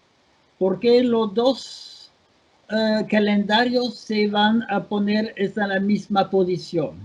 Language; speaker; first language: Spanish; non-native, fluent; French